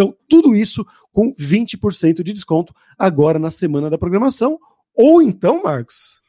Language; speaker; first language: Portuguese; native; Portuguese